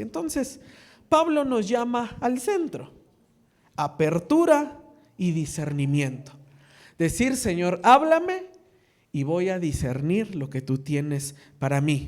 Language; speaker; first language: Spanish; native; Spanish